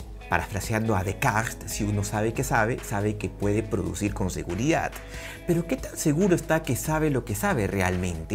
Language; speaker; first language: Spanish; native; Spanish